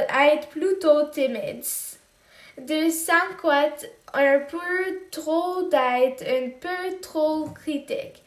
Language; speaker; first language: French; non-native, learner; English